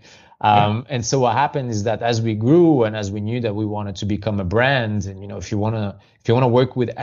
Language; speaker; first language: English; non-native, fluent; French